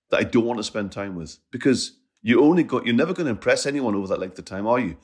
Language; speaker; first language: English; native; English